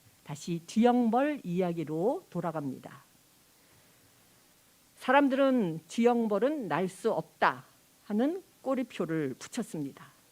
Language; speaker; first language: Korean; native; Korean